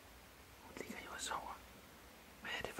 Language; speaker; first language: Danish; native; Danish